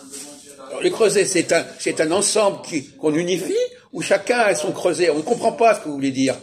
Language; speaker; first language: French; native; French